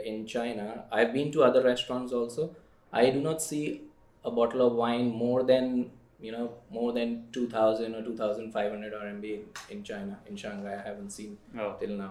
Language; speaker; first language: English; non-native, local second language; Hindi